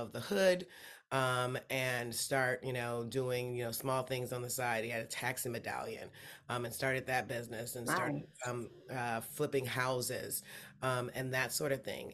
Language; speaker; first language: English; native; English